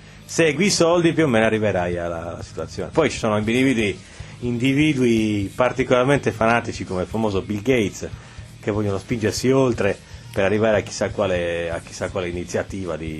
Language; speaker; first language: Italian; native; Italian